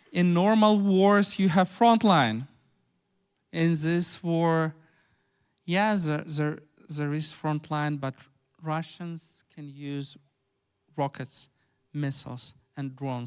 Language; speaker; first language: English; non-native, fluent; Ukrainian